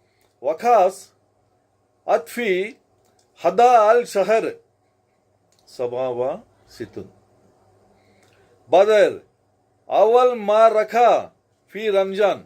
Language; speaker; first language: Arabic; non-native, learner; Telugu